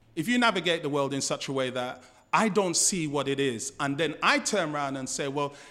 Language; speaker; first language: English; native; English